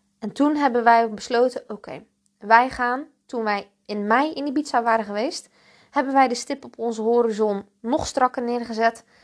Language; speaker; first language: Dutch; native; Dutch